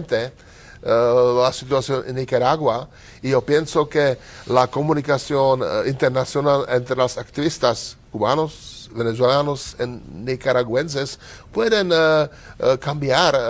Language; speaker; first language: Spanish; non-native, learner; Czech